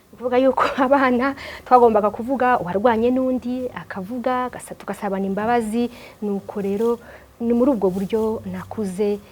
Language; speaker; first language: Kinyarwanda; early bilingual, heritage; Kinyarwanda